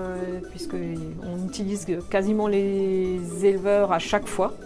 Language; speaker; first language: French; native; French